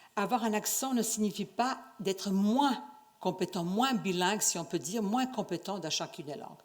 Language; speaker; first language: French; non-native, fluent; Serbian